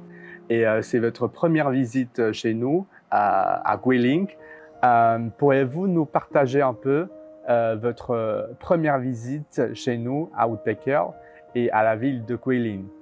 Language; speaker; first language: French; non-native, fluent; Chinese